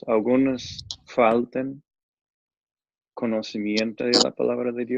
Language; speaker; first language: Spanish; non-native, learner; English